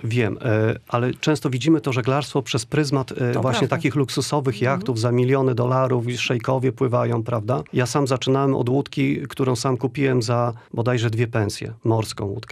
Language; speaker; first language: Polish; native; Polish